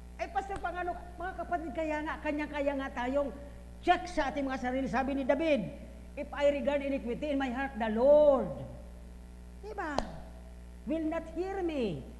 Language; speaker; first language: Filipino; non-native, local second language; Bikol